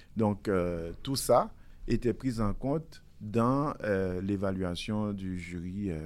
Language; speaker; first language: French; non-native, local second language; Haitian Creole